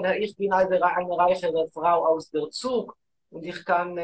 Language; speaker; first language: German; non-native, learner; Hebrew